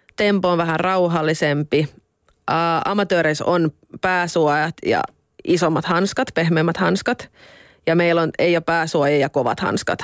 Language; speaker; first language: Finnish; non-native, local second language; Swedish